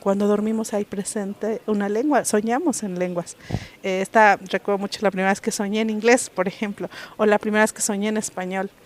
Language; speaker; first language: Spanish; non-native, local second language; Mixtepec Mixtec